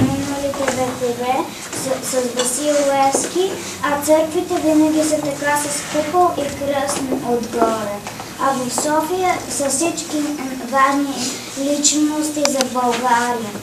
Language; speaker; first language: Bulgarian; early bilingual, heritage; Bulgarian